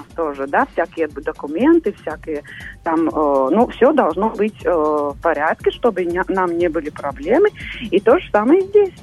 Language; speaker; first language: Russian; non-native, local second language; Latvian